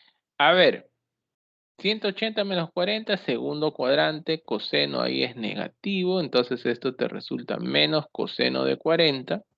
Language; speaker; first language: Spanish; native; Spanish